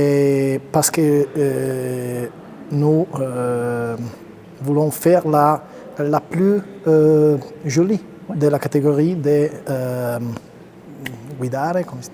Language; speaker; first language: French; non-native, learner; Italian